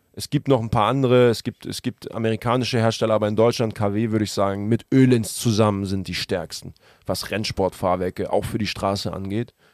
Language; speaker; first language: German; early bilingual, other home language; Russian